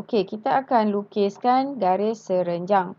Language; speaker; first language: Malay; native; Malay